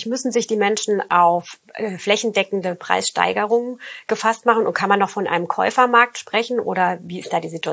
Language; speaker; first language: German; native; German